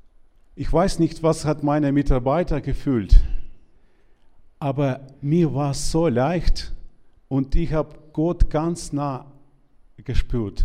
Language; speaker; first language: German; non-native, learner; Ukrainian